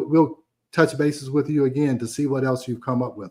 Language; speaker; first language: English; native; English